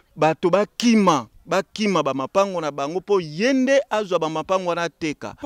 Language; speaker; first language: Lingala; native; Lingala